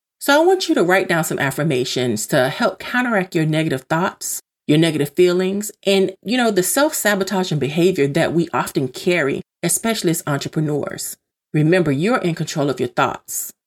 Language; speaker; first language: English; native; English